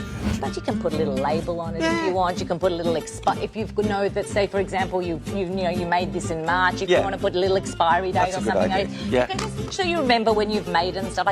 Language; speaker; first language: English; native; English